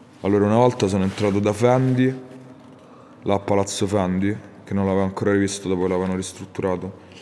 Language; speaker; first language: Italian; native; Italian